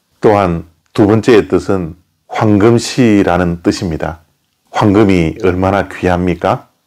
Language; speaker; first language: Korean; native; Korean